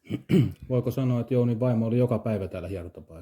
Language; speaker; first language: Finnish; native; Finnish